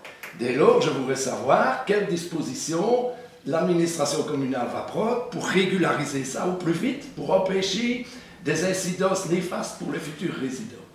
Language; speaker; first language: French; native; French